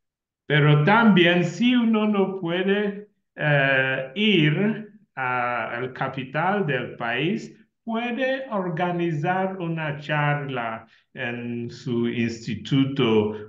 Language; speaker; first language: Spanish; non-native, learner; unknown